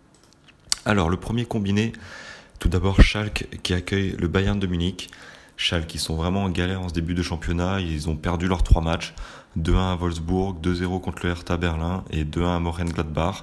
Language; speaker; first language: French; native; French